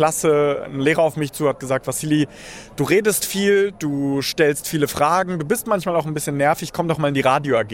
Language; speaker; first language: German; early bilingual, other home language; Russian